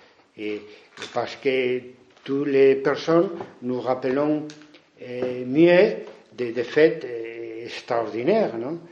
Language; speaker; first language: French; non-native, fluent; Spanish